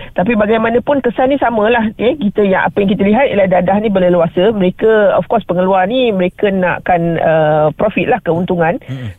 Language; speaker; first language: Malay; native; Malay